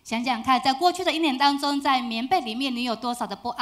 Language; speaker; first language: Chinese; native; Chinese